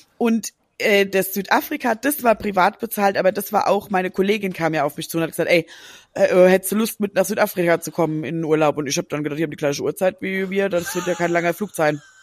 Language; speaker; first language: German; native; German